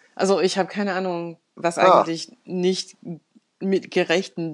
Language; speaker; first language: German; non-native, fluent; English